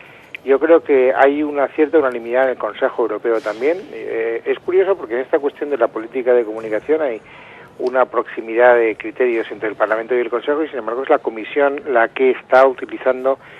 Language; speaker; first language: Spanish; native; Spanish